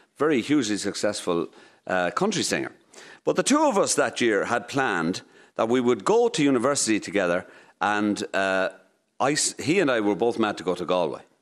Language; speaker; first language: English; native; English